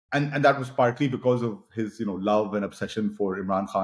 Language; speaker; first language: English; non-native, local second language; Hindi